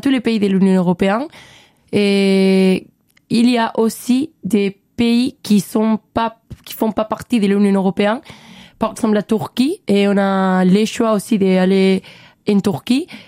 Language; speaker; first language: French; non-native, learner; Spanish